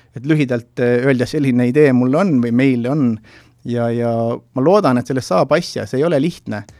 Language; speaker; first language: Estonian; native; Estonian